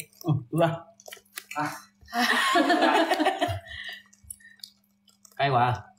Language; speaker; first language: Vietnamese; native; Vietnamese